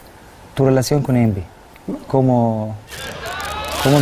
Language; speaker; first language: Spanish; non-native, learner; Arabic